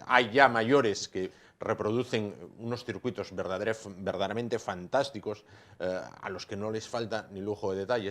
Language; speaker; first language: Spanish; native; Spanish